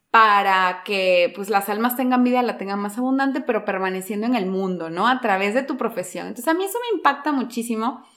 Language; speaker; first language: Spanish; native; Spanish